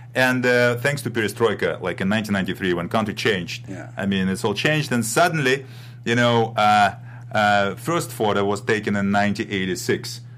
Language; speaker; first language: English; non-native, fluent; Russian